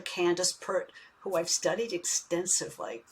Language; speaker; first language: English; native; English